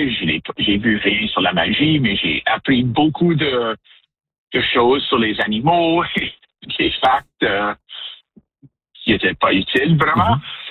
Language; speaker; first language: French; non-native, local second language; English